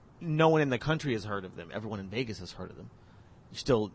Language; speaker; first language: English; native; English